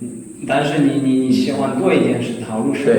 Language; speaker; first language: Chinese; non-native, learner; French